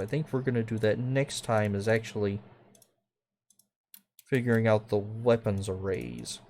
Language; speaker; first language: English; native; English